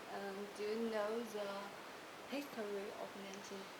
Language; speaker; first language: English; non-native, learner; Chinese